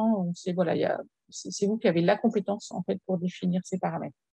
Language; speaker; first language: French; native; French